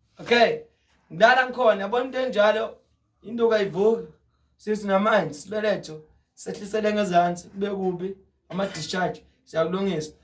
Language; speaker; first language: Zulu; non-native, local second language; Xhosa